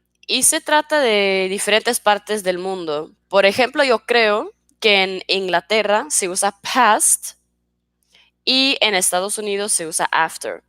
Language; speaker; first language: Spanish; non-native, fluent; Swedish